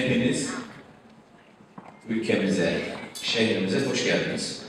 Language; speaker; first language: Turkish; native; Turkish